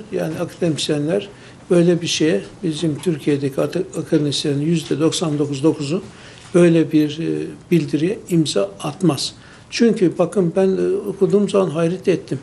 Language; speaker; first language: Turkish; native; Turkish